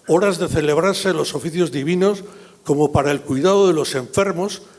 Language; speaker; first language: Spanish; non-native, local second language; Basque